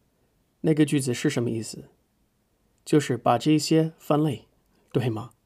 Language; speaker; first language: Chinese; non-native, fluent; English